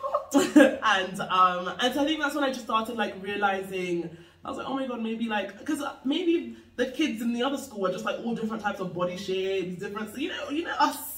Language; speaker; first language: English; native; English